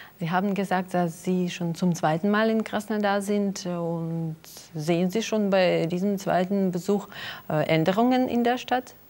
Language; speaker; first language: German; non-native, learner; Russian